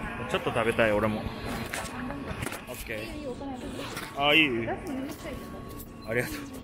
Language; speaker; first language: Japanese; native; Japanese